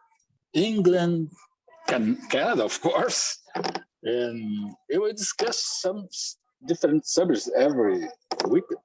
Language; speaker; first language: English; non-native, learner; Portuguese